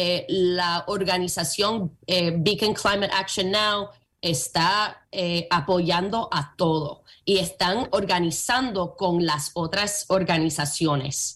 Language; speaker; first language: Spanish; early bilingual, heritage; Spanish